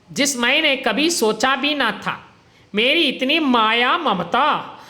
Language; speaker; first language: Hindi; non-native, local second language; Kannada